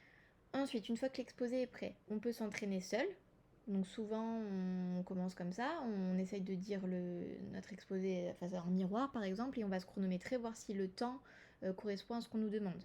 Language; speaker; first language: French; native; French